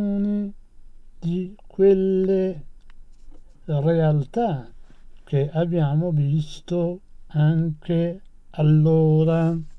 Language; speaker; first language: Italian; non-native, fluent; Persian